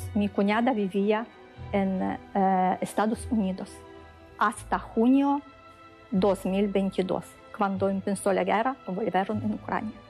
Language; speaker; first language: Spanish; non-native, learner; Ukrainian